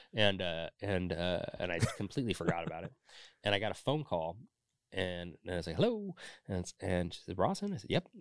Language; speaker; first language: English; native; English